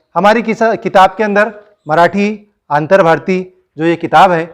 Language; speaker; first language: Hindi; non-native, local second language; Marathi